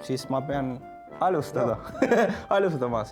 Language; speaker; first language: Estonian; non-native, learner; Spanish